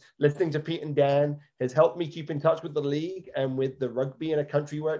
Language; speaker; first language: English; native; English